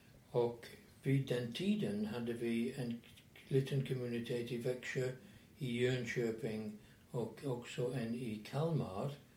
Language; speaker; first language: Swedish; non-native, fluent; English